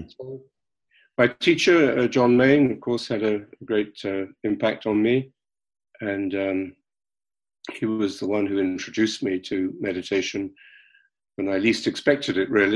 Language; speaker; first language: English; native; English